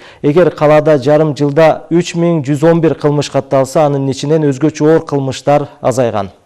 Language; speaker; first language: Kyrgyz; native; Kyrgyz